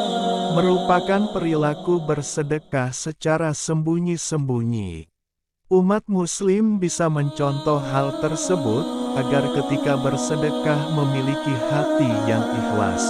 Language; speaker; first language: Indonesian; native; Indonesian